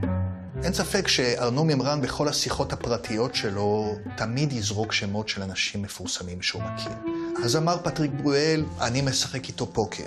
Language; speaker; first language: Hebrew; native; Hebrew